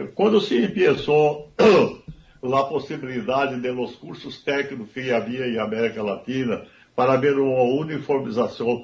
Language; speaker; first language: Spanish; non-native, learner; Portuguese